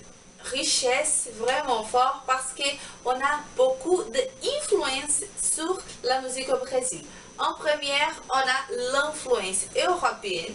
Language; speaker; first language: French; non-native, learner; Portuguese